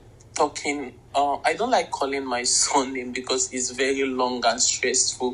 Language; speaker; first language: English; non-native, local second language; Igbo